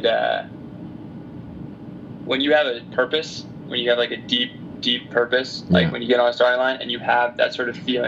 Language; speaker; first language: English; native; English